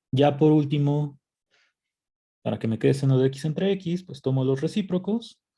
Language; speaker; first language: Spanish; native; Spanish